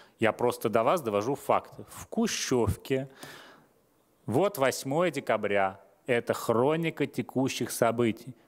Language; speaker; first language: Russian; native; Russian